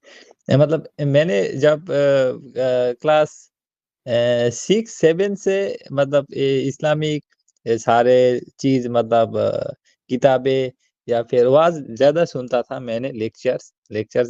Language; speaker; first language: Hindi; non-native, learner; Bangla